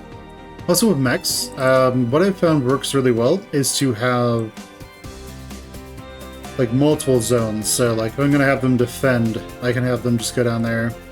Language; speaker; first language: English; native; English